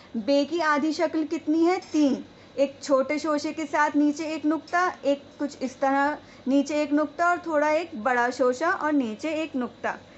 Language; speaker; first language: Hindi; native; Hindi